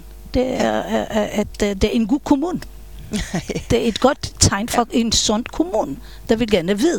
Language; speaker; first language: Danish; non-native, fluent; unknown